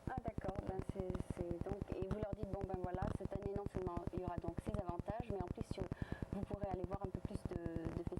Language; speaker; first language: French; native; French